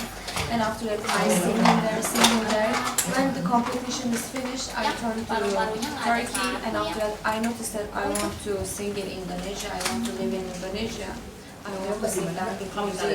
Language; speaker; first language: English; non-native, learner; Turkish